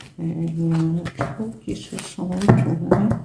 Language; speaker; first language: French; native; French